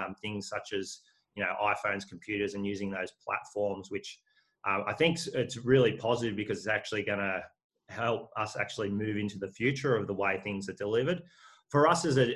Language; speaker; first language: English; native; English